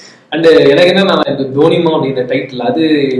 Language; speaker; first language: Tamil; native; Tamil